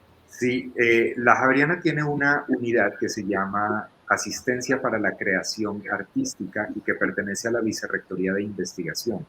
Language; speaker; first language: Spanish; native; Spanish